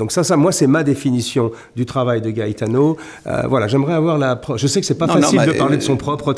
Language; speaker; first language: French; native; French